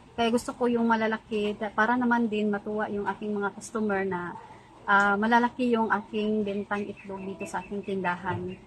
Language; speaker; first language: Filipino; non-native, local second language; Cebuano